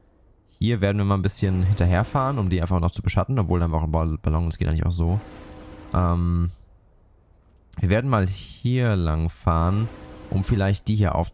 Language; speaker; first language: German; native; German